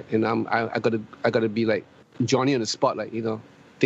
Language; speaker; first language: English; native; English